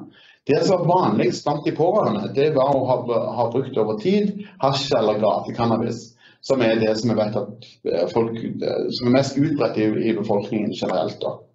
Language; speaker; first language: Norwegian; native; Norwegian